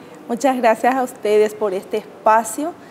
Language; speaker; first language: Spanish; native; Spanish